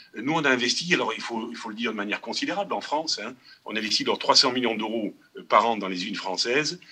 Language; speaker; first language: French; native; French